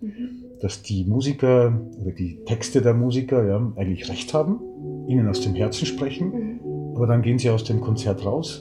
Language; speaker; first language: German; native; German